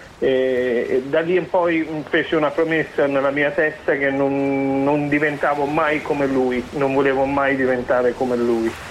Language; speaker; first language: Italian; non-native, fluent; English